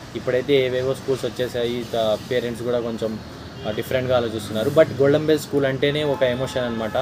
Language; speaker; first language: Telugu; non-native, local second language; Urdu